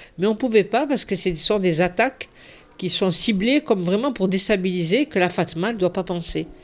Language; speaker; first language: French; early bilingual, other home language; Arabic